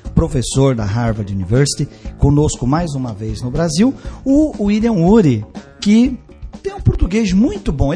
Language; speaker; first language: Portuguese; native; Portuguese